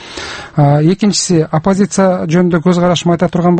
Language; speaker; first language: Kyrgyz; native; Kyrgyz